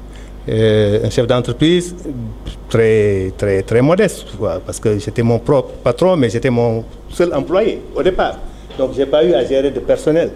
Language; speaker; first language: French; non-native, local second language; Wolof